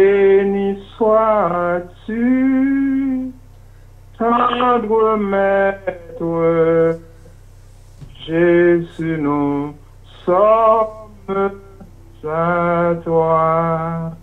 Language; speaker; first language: French; non-native, local second language; Haitian Creole